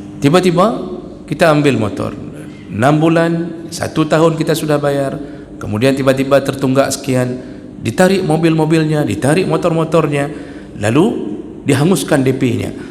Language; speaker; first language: Malay; non-native, local second language; Achinese